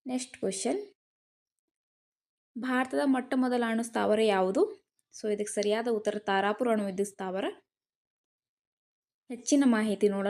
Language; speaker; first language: Kannada; native; Kannada